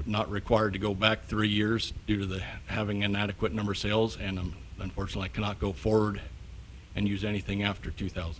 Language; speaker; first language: English; native; English